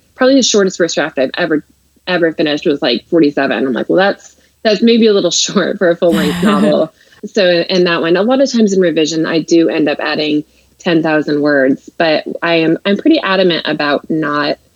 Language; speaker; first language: English; native; English